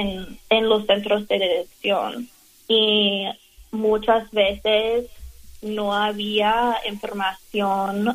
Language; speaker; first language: Spanish; non-native, fluent; English